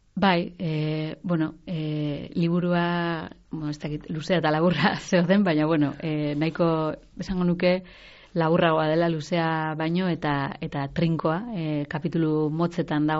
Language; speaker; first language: Basque; native; Basque